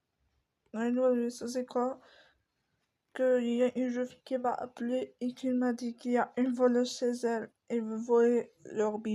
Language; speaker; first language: French; native; French